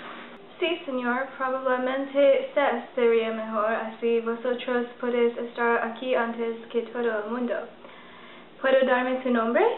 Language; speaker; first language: Spanish; non-native, learner; English